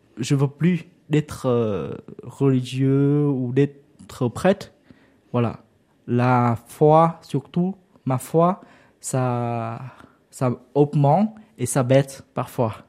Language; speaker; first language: French; non-native, fluent; Vietnamese